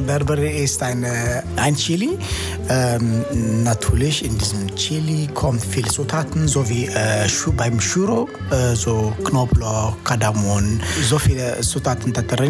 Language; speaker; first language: German; non-native, fluent; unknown